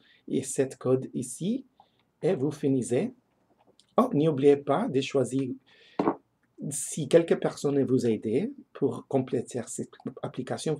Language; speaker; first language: French; non-native, fluent; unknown